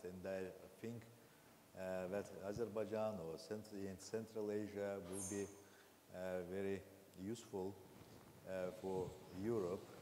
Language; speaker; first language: English; non-native, learner; Azerbaijani